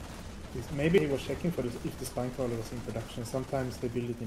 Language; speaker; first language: English; non-native, fluent; Swedish